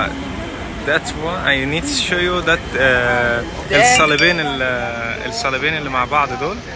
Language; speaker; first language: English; non-native, learner; Arabic